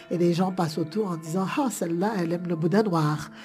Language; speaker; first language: French; native; French